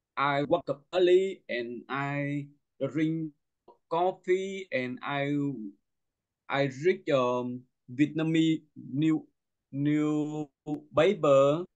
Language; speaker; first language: English; non-native, local second language; Vietnamese